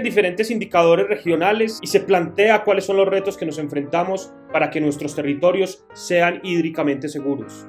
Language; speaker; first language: Spanish; native; Spanish